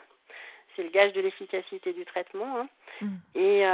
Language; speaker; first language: French; native; French